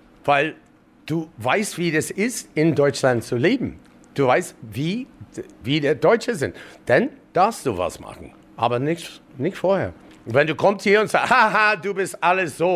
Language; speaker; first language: German; non-native, learner; English